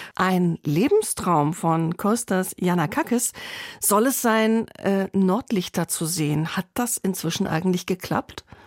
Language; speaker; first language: German; native; German